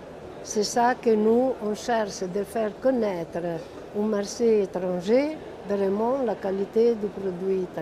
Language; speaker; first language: French; non-native, fluent; Italian